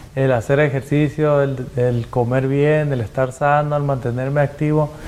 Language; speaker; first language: Spanish; native; Spanish